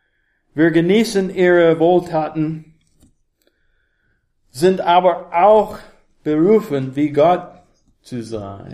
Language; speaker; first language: German; non-native, learner; English